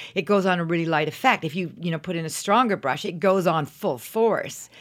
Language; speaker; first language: English; native; English